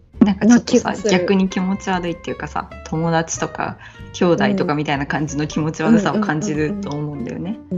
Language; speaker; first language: Japanese; native; Japanese